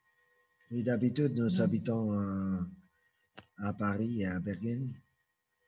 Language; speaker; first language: French; non-native, fluent; Spanish